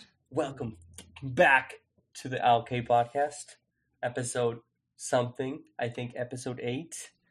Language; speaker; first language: English; non-native, fluent; Spanish